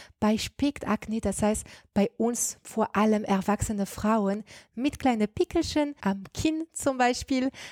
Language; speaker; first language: German; non-native, fluent; French